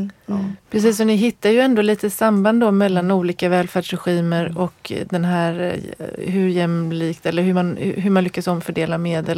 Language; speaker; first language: Swedish; native; Swedish